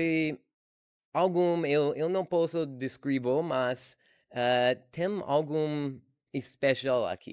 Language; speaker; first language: Portuguese; non-native, learner; English